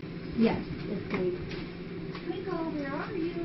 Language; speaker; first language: English; native; English